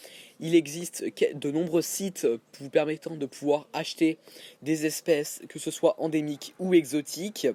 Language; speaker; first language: French; native; French